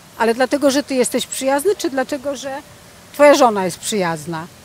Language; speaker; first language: Polish; native; Polish